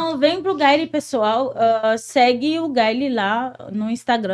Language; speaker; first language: Portuguese; non-native, fluent; Haitian Creole